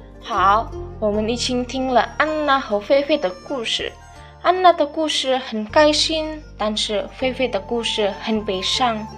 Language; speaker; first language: Chinese; non-native, fluent; Indonesian